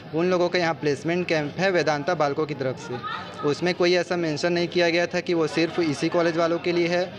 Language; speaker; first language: Hindi; native; Hindi